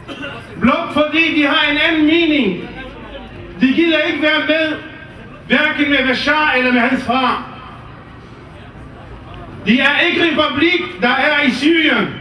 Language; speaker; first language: Danish; non-native, fluent; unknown